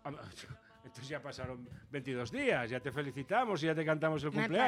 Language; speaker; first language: Spanish; native; Spanish